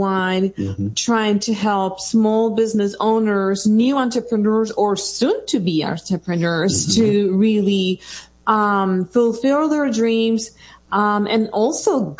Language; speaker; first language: English; non-native, fluent; Spanish